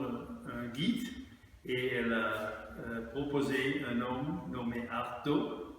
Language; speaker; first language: French; non-native, fluent; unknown